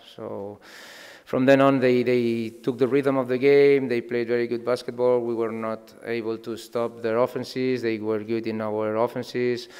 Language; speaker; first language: English; non-native, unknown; Catalan